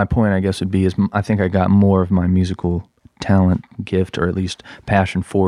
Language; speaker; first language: English; native; English